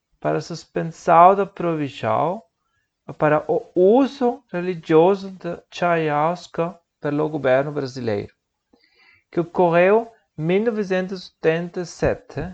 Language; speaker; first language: Portuguese; non-native, learner; Spanish